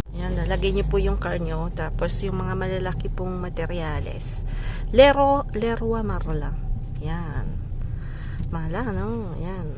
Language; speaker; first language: Filipino; native; Filipino